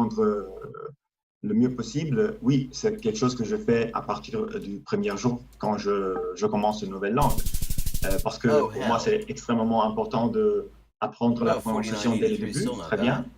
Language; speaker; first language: French; non-native, fluent; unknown